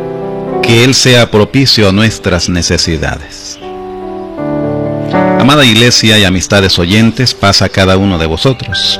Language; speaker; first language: Spanish; native; Spanish